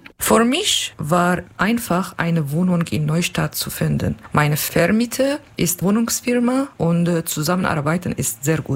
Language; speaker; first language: German; non-native, learner; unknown